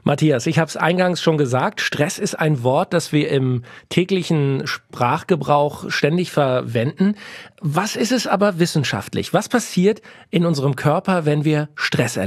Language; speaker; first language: German; native; German